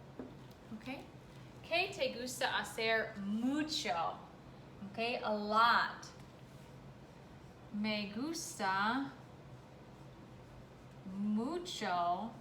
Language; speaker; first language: Spanish; non-native, fluent; English